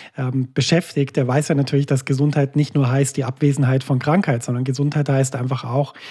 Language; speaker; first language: German; native; German